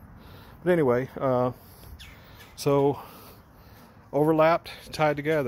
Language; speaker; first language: English; native; English